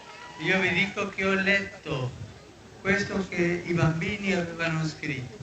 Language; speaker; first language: Italian; early bilingual, heritage; Spanish